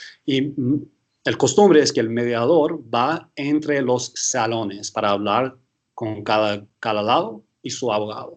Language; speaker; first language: Spanish; early bilingual, heritage; English